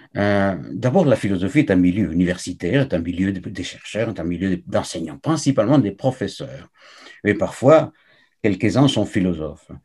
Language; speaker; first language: French; non-native, fluent; Spanish